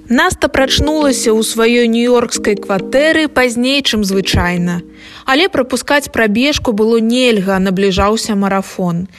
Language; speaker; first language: Belarusian; native; Belarusian